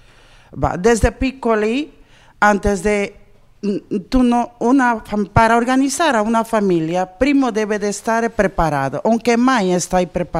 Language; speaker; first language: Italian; non-native, learner; Spanish